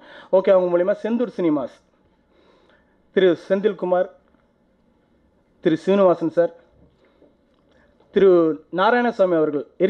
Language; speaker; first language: Tamil; native; Tamil